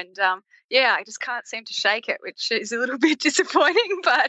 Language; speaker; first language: English; native; English